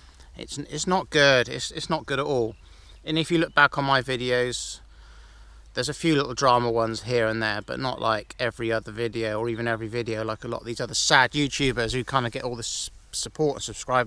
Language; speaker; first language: English; native; English